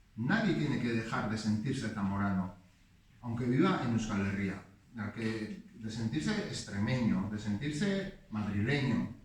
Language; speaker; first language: Spanish; native; Spanish